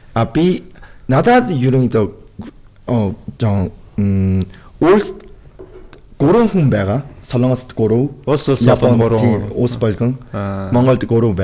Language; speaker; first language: Mongolian; non-native, fluent; Korean